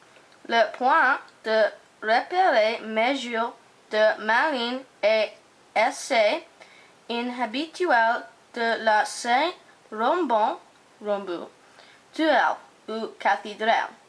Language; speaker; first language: French; non-native, learner; English